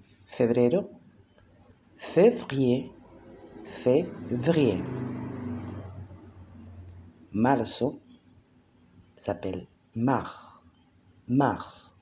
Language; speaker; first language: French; non-native, fluent; Spanish